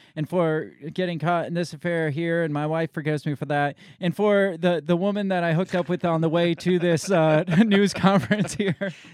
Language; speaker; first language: English; native; English